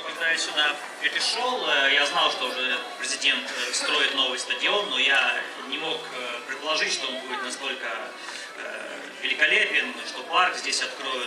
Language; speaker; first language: Russian; native; Russian